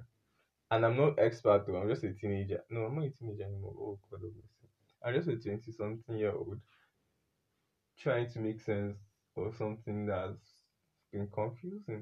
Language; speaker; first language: English; non-native, local second language; Yoruba